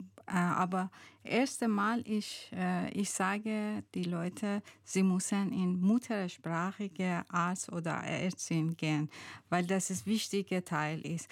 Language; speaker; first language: German; non-native, learner; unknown